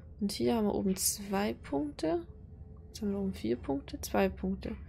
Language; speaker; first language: German; native; German